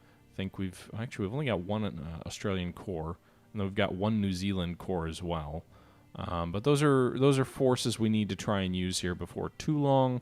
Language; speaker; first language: English; native; English